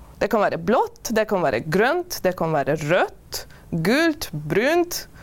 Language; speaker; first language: Norwegian; non-native, fluent; Hungarian